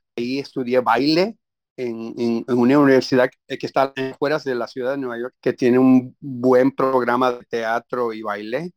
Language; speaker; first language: Spanish; native; Spanish